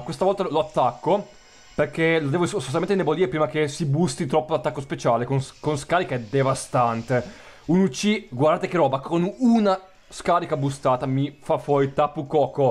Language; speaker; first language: Italian; native; Italian